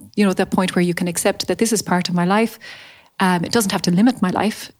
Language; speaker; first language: English; native; English